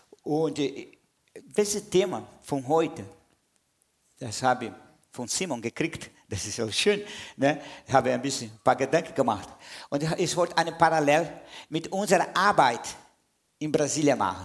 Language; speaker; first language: German; non-native, fluent; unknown